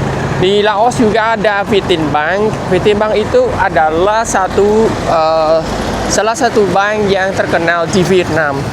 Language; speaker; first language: Indonesian; non-native, fluent; Vietnamese